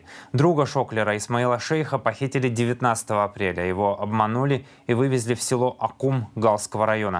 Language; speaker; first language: Russian; native; Russian